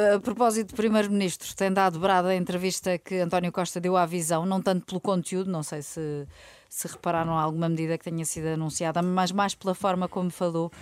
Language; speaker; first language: Portuguese; native; Portuguese